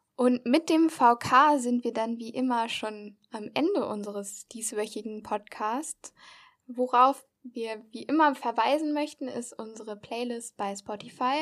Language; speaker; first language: German; native; German